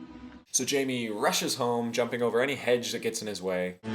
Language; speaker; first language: English; native; English